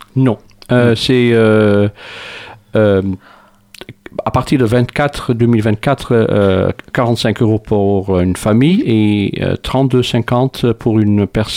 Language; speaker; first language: French; non-native, fluent; Dutch